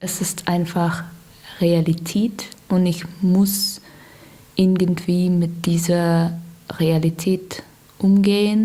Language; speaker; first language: German; non-native, learner; Russian